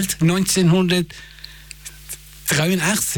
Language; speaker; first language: German; non-native, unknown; Persian